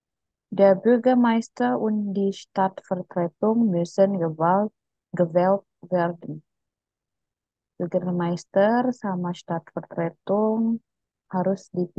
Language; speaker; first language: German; non-native, fluent; Indonesian